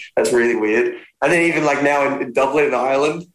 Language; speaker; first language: English; native; English